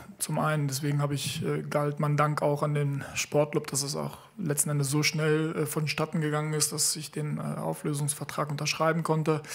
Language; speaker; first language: German; early bilingual, other home language; Italian